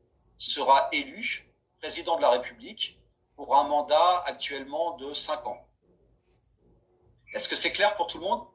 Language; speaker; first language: French; native; French